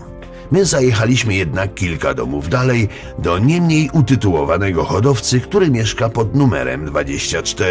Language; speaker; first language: Polish; native; Polish